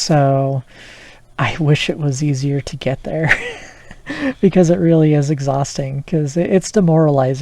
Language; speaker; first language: English; native; English